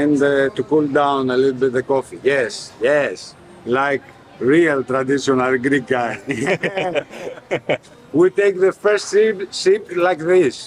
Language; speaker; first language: English; non-native, fluent; Greek